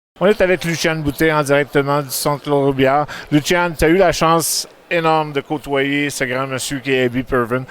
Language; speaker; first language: French; native; French